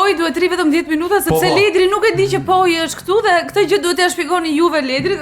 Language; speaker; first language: Albanian; native; Albanian